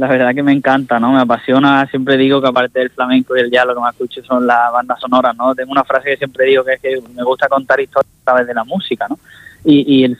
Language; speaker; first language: Spanish; native; Spanish